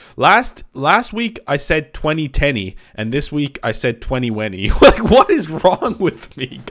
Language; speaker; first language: English; native; English